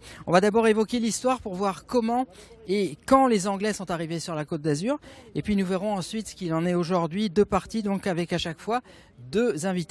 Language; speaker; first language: French; native; French